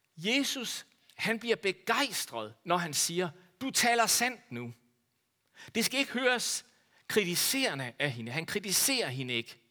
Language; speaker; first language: Danish; native; Danish